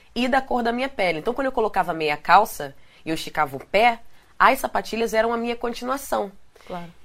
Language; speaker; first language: Portuguese; native; Portuguese